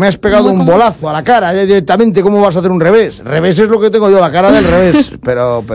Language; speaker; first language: Spanish; native; Spanish